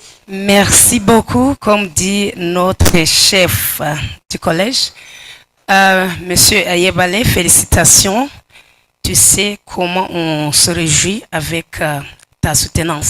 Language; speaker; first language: French; non-native, fluent; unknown